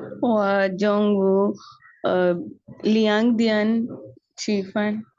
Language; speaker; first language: Chinese; non-native, learner; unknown